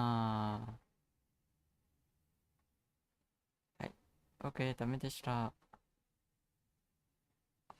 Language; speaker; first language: Japanese; non-native, learner; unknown